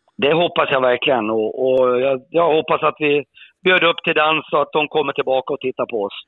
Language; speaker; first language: Swedish; native; Swedish